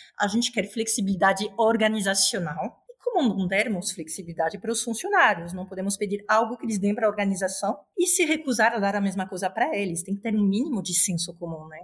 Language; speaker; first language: Portuguese; non-native, fluent; Spanish